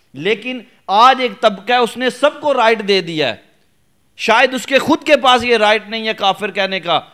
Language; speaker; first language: Urdu; non-native, local second language; Punjabi